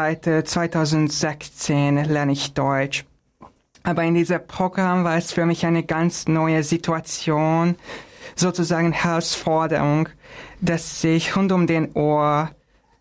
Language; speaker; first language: German; non-native, fluent; Hungarian